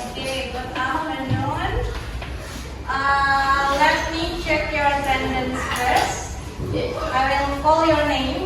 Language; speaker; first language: English; non-native, learner; Indonesian